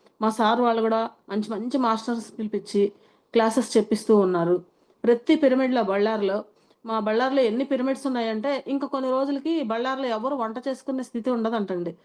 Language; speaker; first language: Telugu; native; Telugu